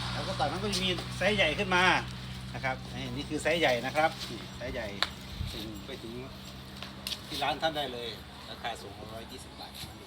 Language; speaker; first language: Thai; native; Thai